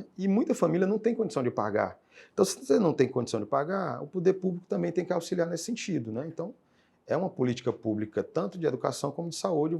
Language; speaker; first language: Portuguese; native; Portuguese